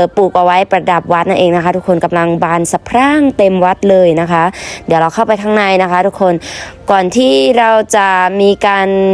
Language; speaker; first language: Thai; non-native, fluent; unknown